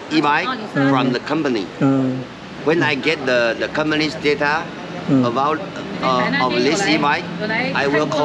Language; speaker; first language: English; non-native, learner; Chinese